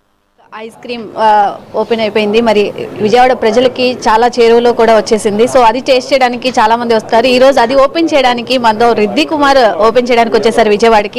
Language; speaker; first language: Telugu; native; Telugu